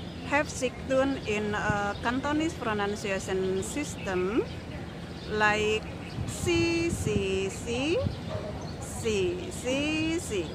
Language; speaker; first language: English; non-native, learner; Indonesian